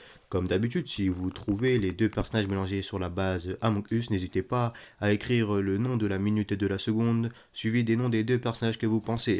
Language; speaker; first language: French; native; French